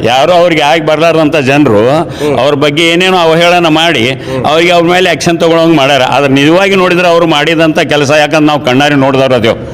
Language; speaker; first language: Kannada; non-native, local second language; Urdu